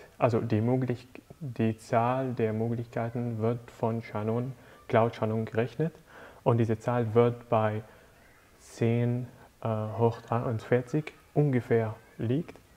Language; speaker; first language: German; non-native, learner; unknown